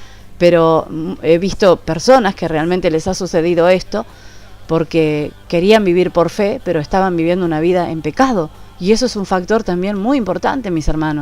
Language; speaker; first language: Spanish; native; Spanish